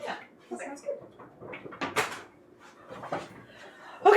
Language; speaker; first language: English; native; English